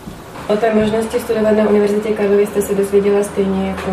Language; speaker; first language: Czech; native; Czech